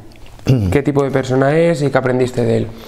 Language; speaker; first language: Spanish; non-native, fluent; Russian